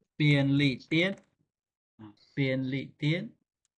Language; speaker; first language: Chinese; non-native, fluent; Khmer